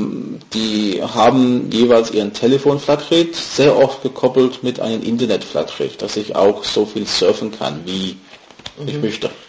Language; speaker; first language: German; non-native, fluent; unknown